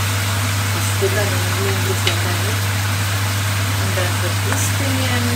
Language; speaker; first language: English; non-native, learner; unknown